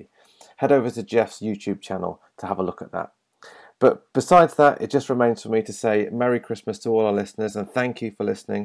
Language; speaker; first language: English; native; English